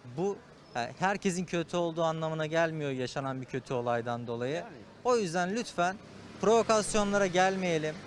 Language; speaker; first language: Turkish; native; Turkish